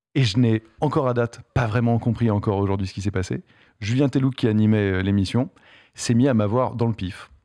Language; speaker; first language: French; native; French